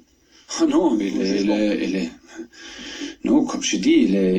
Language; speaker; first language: French; non-native, fluent; German